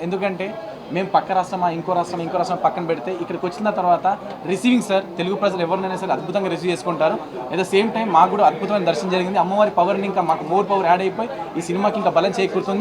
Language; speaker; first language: Telugu; native; Telugu